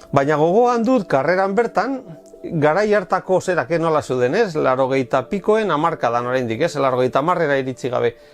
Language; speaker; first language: Basque; non-native, local second language; Spanish